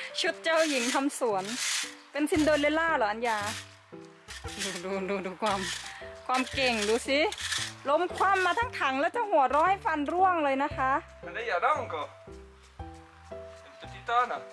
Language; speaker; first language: Thai; native; Thai